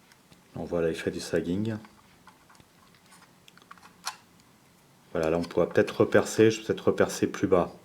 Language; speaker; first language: French; native; French